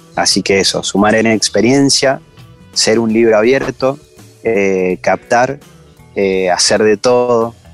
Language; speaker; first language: Spanish; native; Spanish